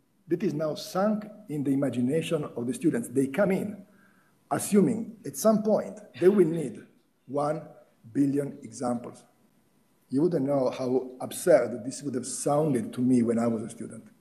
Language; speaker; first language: English; non-native, fluent; Italian